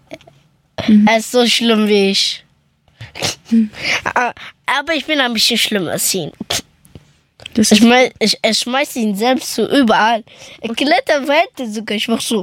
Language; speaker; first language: German; early bilingual, other home language; Persian